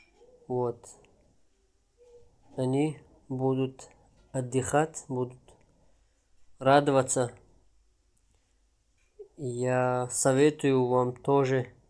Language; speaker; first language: Russian; non-native, local second language; Tajik